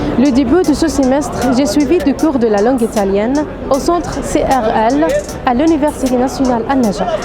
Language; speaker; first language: French; non-native, fluent; Arabic